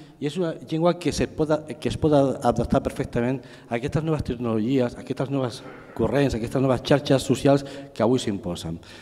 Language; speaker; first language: Catalan; non-native, local second language; Spanish